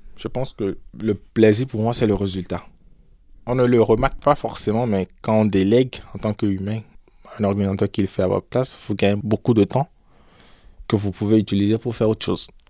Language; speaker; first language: French; non-native, local second language; Fon